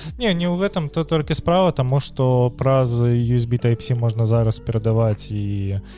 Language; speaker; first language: Belarusian; native; Belarusian